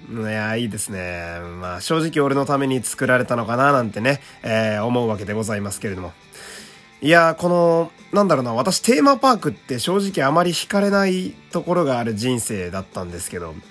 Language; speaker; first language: Japanese; native; Japanese